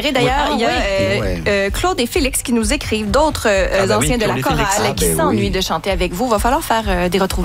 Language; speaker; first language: French; native; French